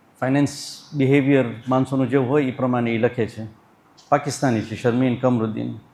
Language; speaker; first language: Gujarati; early bilingual, heritage; Gujarati